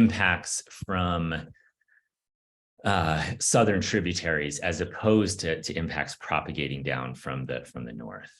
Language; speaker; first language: English; native; English